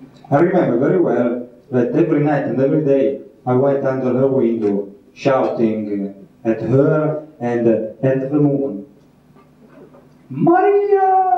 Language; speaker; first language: English; non-native, fluent; Italian